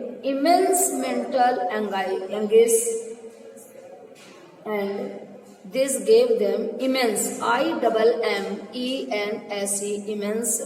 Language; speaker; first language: English; non-native, local second language; Hindi